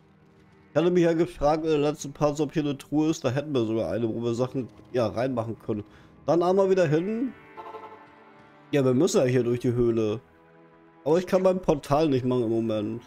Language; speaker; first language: German; native; German